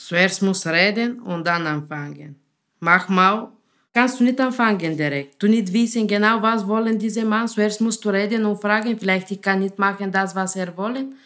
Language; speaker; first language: German; non-native, learner; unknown